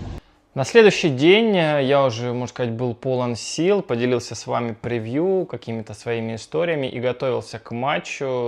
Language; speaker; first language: Russian; native; Russian